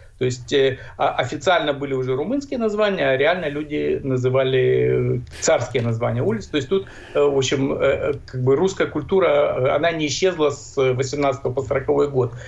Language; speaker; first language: Russian; native; Russian